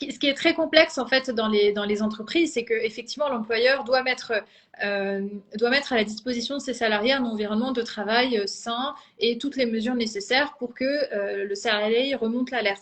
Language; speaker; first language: French; native; French